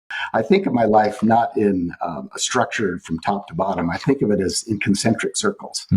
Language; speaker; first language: English; native; English